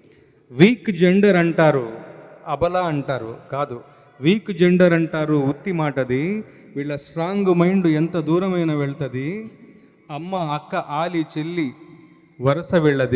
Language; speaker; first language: Telugu; native; Telugu